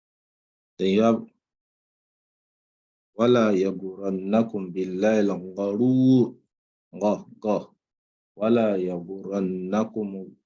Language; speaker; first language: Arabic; non-native, fluent; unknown